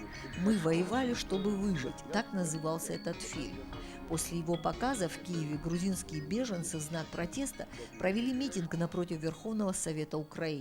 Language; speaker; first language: Russian; native; Russian